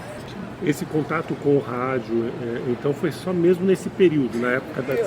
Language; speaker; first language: Portuguese; native; Portuguese